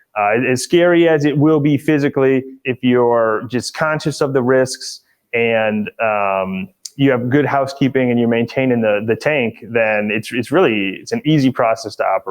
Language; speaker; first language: English; native; English